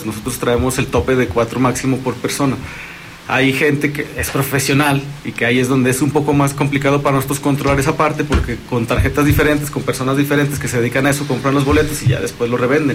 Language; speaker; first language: Spanish; native; Spanish